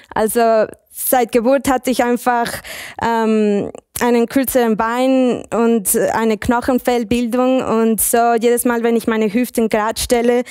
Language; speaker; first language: German; non-native, fluent; Spanish